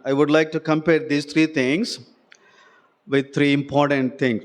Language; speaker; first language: English; non-native, local second language; Telugu